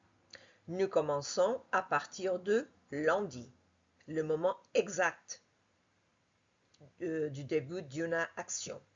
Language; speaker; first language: French; non-native, fluent; Portuguese